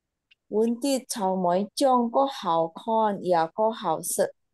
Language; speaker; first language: Chinese; non-native, learner; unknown